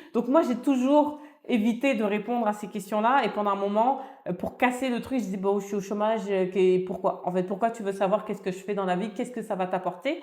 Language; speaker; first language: French; early bilingual, other home language; Wolof